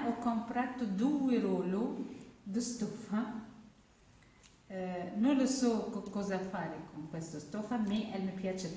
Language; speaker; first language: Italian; non-native, learner; Arabic